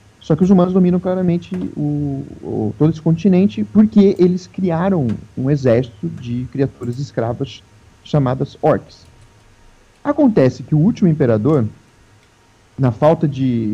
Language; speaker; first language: Portuguese; native; Portuguese